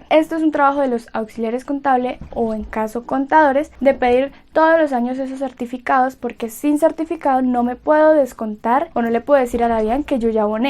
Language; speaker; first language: Spanish; native; Spanish